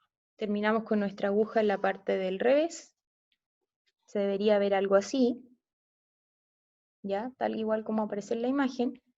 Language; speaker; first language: Spanish; native; Spanish